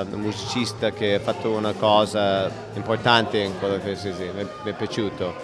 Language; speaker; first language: Italian; non-native, learner; English